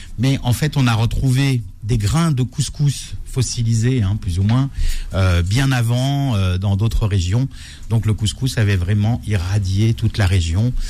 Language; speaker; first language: French; native; French